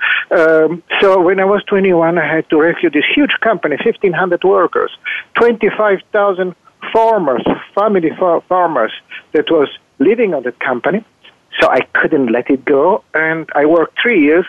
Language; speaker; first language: English; non-native, fluent; Italian